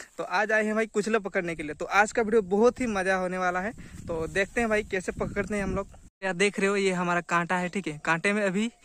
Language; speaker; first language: Hindi; non-native, local second language; Santali